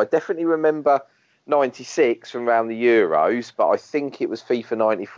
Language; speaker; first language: English; native; English